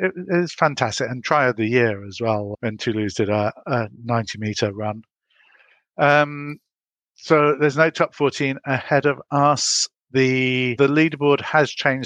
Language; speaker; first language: English; native; English